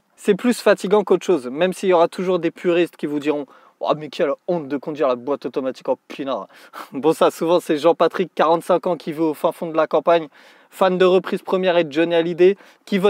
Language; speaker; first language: French; native; French